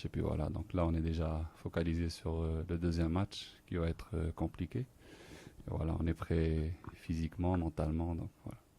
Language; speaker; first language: French; non-native, local second language; Arabic